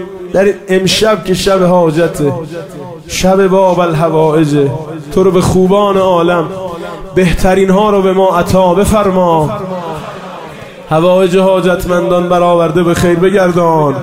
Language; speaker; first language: Persian; native; Persian